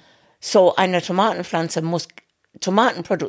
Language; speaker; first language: German; non-native, fluent; English